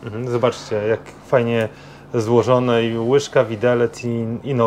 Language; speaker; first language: Polish; native; Polish